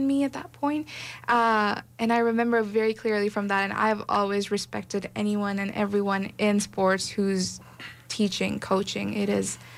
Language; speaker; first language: English; non-native, local second language; Urdu